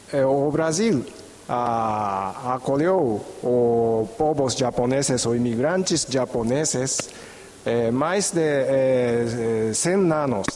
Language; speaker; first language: Portuguese; non-native, fluent; Japanese